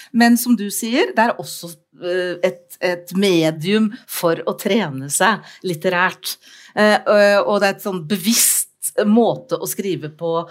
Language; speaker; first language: Norwegian; native; Norwegian